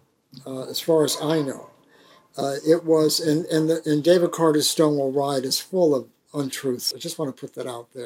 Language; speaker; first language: English; native; English